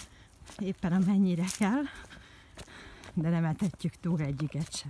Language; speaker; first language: Hungarian; native; Hungarian